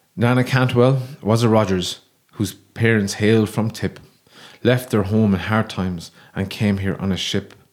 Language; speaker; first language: English; native; English